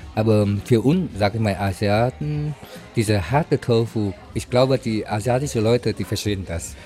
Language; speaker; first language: German; non-native, learner; Vietnamese